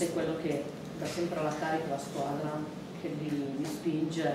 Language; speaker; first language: Italian; native; Italian